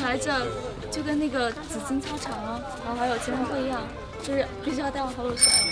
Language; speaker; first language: Chinese; native; Chinese